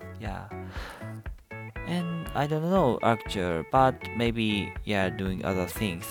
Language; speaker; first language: English; non-native, learner; Japanese